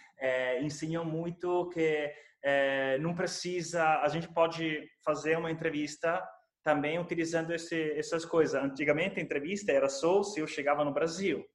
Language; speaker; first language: Portuguese; non-native, fluent; Italian